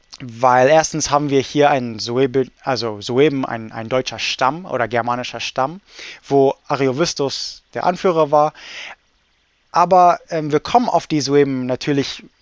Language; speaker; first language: German; non-native, fluent; English